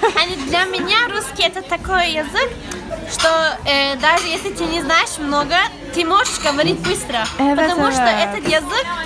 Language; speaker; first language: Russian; non-native, learner; German